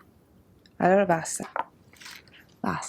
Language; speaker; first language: Italian; non-native, fluent; English